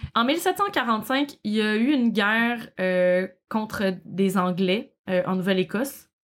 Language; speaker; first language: French; native; French